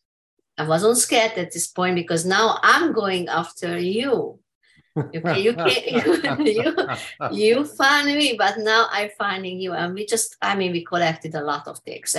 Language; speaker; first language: English; non-native, fluent; Hungarian